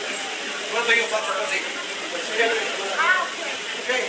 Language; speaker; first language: Italian; non-native, learner; Albanian